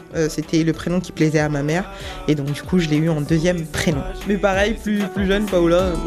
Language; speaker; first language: French; native; French